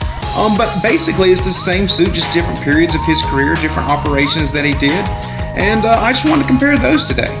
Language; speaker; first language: English; native; English